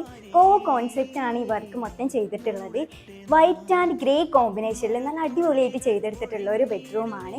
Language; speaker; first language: Malayalam; native; Malayalam